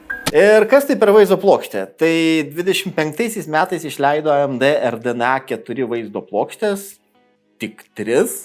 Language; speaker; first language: Lithuanian; native; Lithuanian